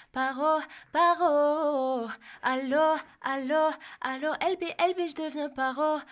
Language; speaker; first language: French; native; French